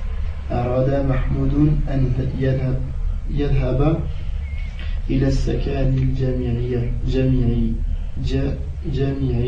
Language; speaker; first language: Arabic; non-native, learner; French